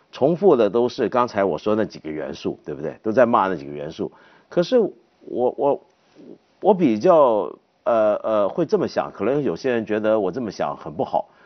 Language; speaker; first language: Chinese; native; Chinese